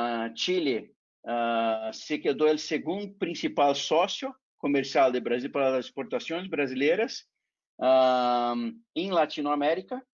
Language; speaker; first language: Spanish; non-native, fluent; Portuguese